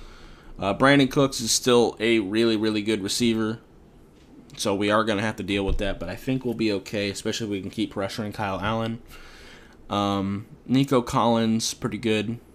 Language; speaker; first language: English; native; English